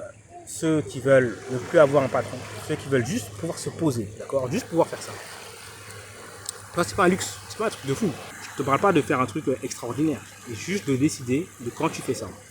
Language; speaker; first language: French; native; French